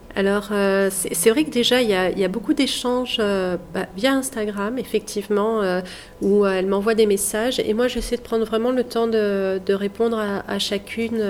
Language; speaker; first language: French; native; French